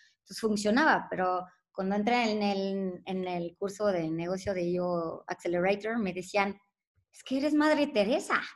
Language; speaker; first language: Spanish; non-native, fluent; French